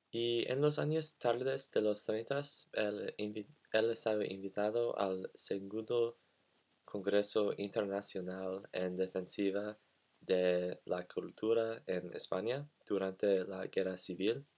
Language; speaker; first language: Spanish; non-native, learner; English